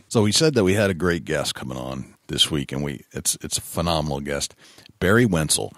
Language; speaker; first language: English; native; English